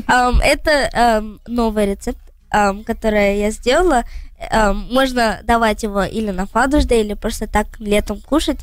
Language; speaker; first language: Russian; early bilingual, heritage; Russian